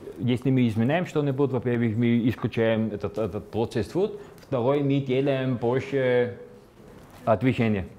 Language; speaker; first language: Russian; non-native, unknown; Slovenian